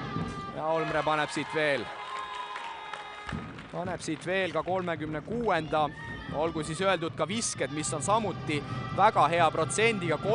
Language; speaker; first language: Estonian; native; Estonian